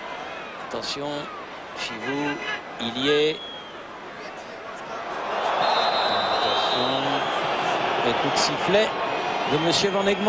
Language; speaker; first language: French; native; French